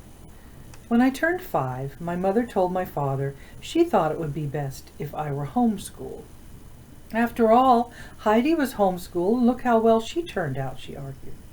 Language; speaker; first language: English; native; English